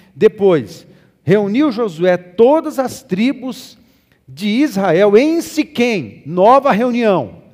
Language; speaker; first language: Portuguese; native; Portuguese